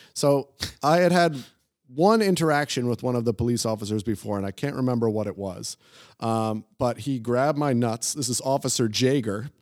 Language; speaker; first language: English; native; English